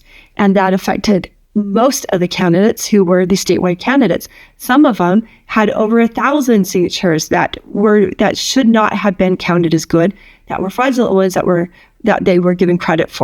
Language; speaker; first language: English; native; English